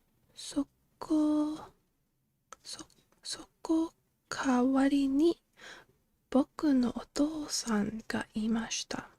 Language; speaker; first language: Japanese; non-native, learner; English